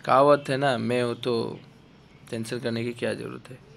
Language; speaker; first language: Hindi; non-native, local second language; Assamese